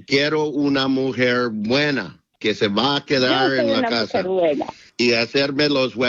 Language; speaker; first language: Spanish; non-native, learner; English